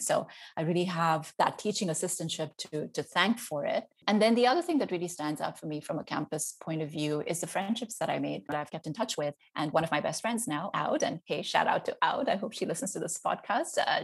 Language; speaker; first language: English; non-native, local second language; Hindi